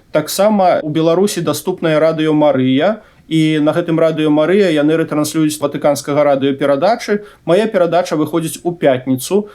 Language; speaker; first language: Belarusian; native; Belarusian